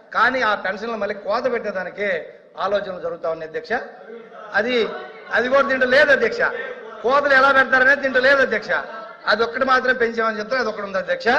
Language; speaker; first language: Telugu; native; Telugu